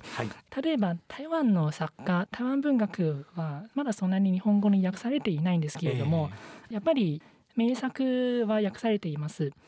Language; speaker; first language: Japanese; non-native, fluent; Chinese